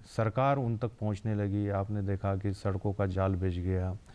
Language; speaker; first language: Hindi; non-native, local second language; Marathi